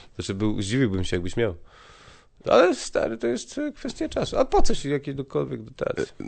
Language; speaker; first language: Polish; native; Polish